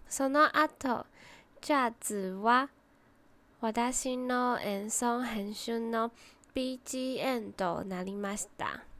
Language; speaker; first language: Japanese; non-native, learner; Chinese